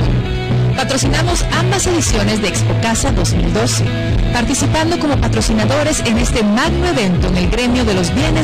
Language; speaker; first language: Spanish; native; Spanish